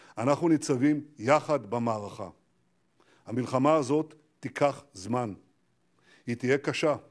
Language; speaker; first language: Hebrew; native; Hebrew